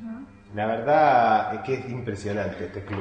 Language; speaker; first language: Spanish; native; Spanish